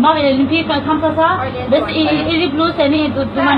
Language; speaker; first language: Arabic; non-native, learner; Nepali